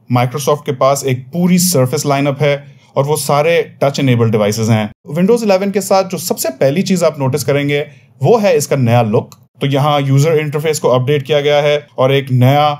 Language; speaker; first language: Urdu; native; Urdu